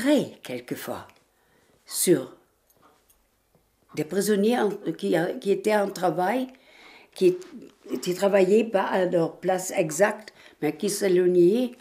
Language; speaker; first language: French; non-native, fluent; German